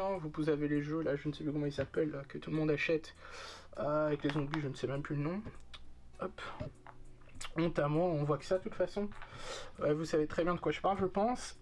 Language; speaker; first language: French; native; French